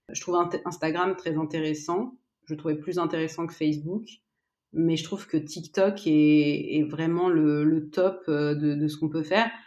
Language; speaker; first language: French; native; French